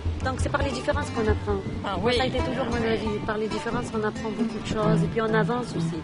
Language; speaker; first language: French; non-native, local second language; Arabic